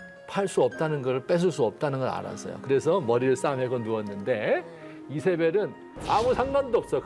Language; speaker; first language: Korean; native; Korean